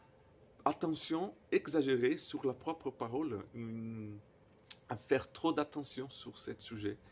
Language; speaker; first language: French; non-native, fluent; Portuguese